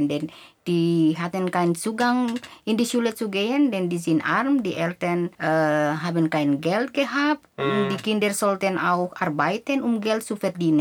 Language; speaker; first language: German; non-native, fluent; Indonesian